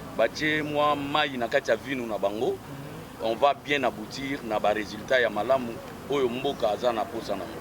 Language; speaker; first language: Lingala; native; Lingala